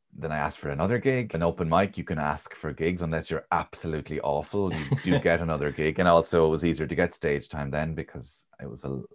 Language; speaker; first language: English; native; English